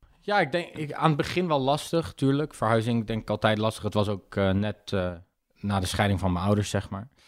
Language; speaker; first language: Dutch; native; Dutch